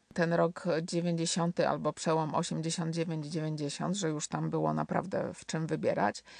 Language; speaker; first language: Polish; native; Polish